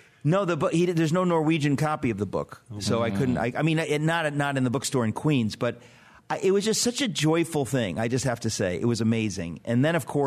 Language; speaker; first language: English; native; English